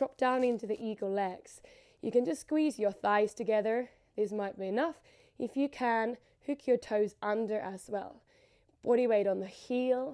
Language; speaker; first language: English; non-native, fluent; Finnish